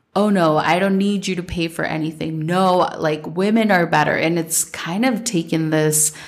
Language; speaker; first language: English; early bilingual, other home language; Spanish